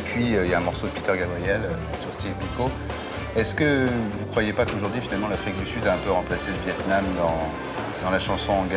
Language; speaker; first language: French; native; French